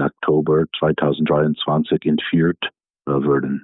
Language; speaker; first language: German; non-native, fluent; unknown